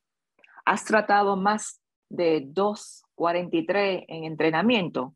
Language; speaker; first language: Spanish; early bilingual, other home language; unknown